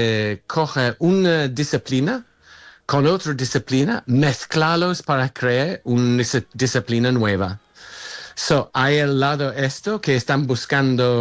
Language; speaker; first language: Spanish; non-native, fluent; English